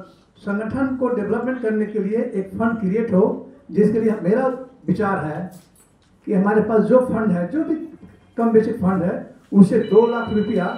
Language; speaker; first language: Hindi; native; Hindi